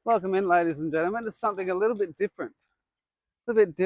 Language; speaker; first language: English; native; English